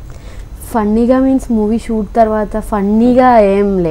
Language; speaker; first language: Telugu; non-native, learner; Malayalam